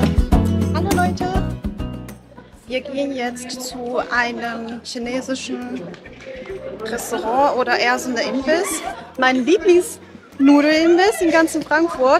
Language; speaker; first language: German; non-native, fluent; Chinese